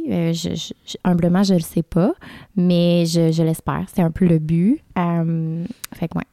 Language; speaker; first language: French; native; French